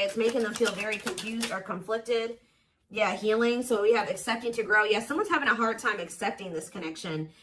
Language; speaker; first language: English; native; English